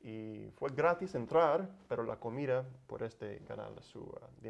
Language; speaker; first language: Spanish; non-native, learner; English